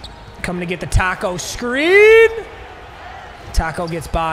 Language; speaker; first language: English; native; English